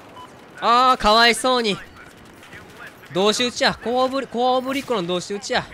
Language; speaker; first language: Japanese; native; Japanese